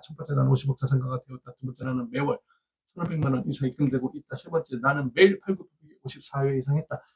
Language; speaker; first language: Korean; native; Korean